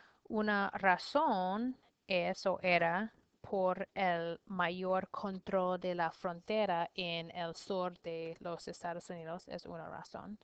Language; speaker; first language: Spanish; non-native, learner; English